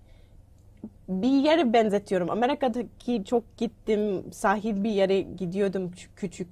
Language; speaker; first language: Turkish; non-native, learner; English